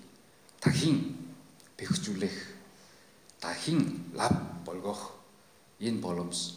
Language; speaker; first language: Mongolian; non-native, fluent; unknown